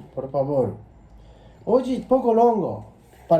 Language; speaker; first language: Portuguese; non-native, learner; Japanese